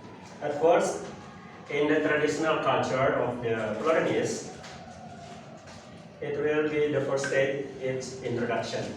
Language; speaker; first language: English; non-native, learner; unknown